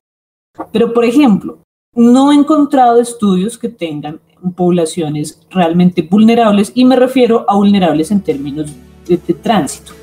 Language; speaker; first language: Spanish; native; Spanish